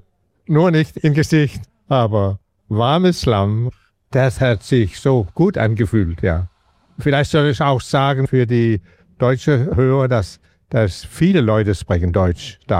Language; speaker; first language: German; non-native, fluent; Danish